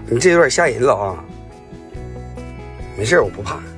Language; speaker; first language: Chinese; native; Chinese